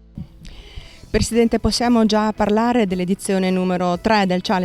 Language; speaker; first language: Italian; native; Italian